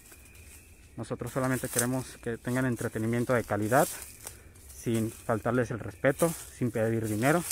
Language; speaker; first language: Spanish; native; Spanish